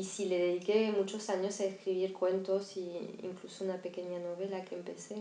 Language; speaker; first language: Spanish; non-native, fluent; French